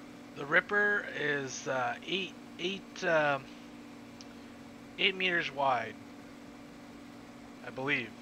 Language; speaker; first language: English; native; English